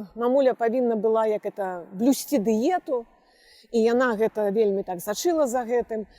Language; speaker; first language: Belarusian; native; Belarusian